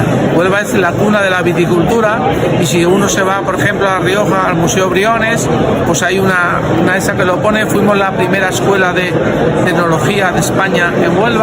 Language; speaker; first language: Spanish; native; Spanish